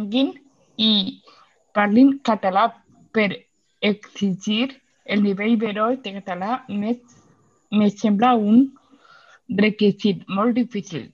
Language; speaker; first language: Catalan; non-native, local second language; Spanish